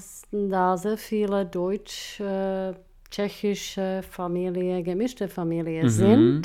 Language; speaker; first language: German; non-native, fluent; Czech